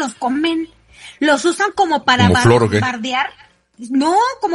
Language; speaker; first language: Spanish; native; Spanish